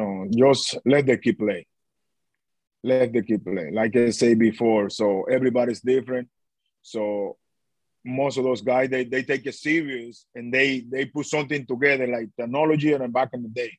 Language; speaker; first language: English; non-native, learner; Spanish